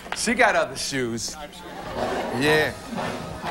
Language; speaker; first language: English; native; English